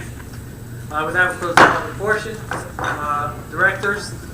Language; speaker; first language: English; native; English